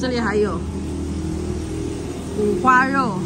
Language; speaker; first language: Chinese; native; Chinese